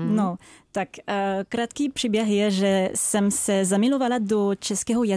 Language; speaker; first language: Czech; non-native, fluent; French